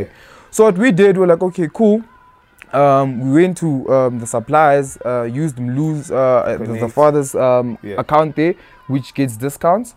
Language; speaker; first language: English; non-native, local second language; Tsonga